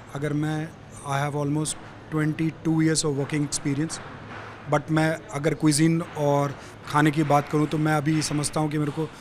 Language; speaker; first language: Hindi; native; Hindi